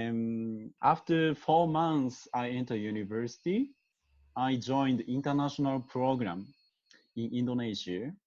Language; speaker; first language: English; non-native, learner; Japanese